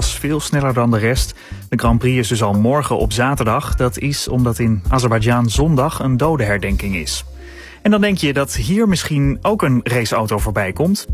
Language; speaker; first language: Dutch; native; Dutch